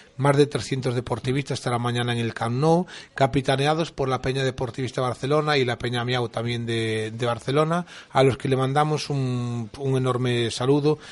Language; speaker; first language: Spanish; native; Spanish